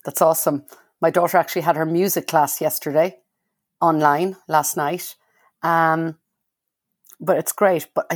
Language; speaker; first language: English; native; English